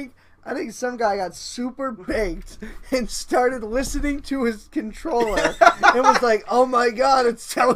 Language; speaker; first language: English; native; English